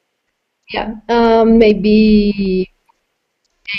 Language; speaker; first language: English; non-native, fluent; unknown